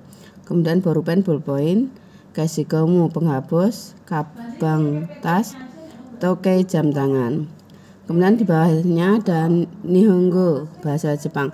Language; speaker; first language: Indonesian; native; Indonesian